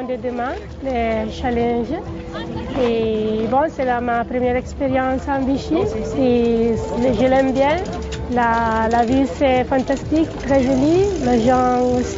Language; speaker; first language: French; non-native, learner; Italian